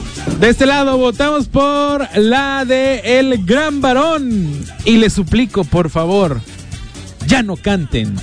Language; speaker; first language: Spanish; native; Spanish